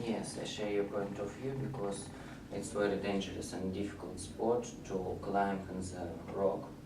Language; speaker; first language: English; non-native, learner; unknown